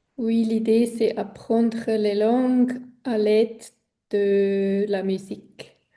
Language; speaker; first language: French; non-native, local second language; Swiss German